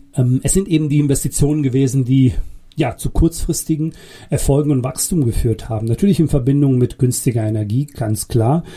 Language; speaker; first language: German; early bilingual, other home language; Bosnian